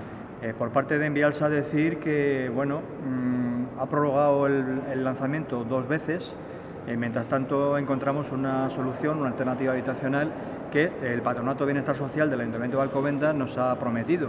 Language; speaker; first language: Spanish; native; Spanish